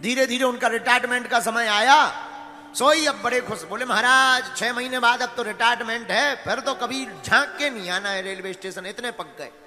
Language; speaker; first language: Hindi; native; Hindi